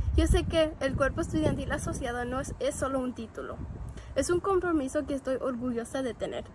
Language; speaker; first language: Spanish; early bilingual, heritage; Spanish